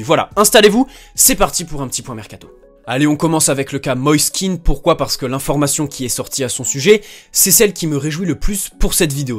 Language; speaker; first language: French; native; French